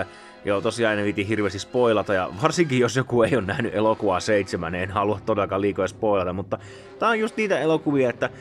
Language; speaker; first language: Finnish; native; Finnish